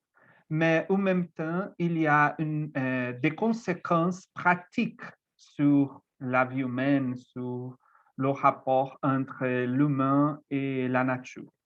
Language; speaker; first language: French; non-native, fluent; Portuguese